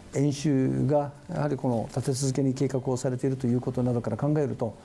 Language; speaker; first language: Japanese; native; Japanese